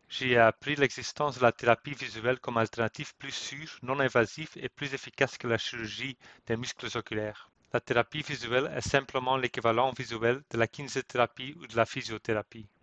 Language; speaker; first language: French; non-native, fluent; Dutch